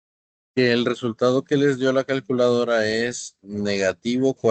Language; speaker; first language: Spanish; native; Spanish